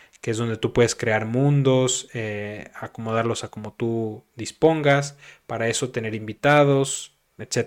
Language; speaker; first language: Spanish; native; Spanish